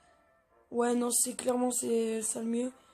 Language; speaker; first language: French; native; French